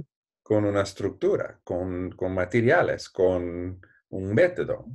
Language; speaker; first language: Spanish; non-native, learner; English